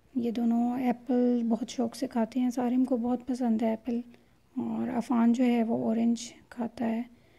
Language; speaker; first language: Urdu; native; Urdu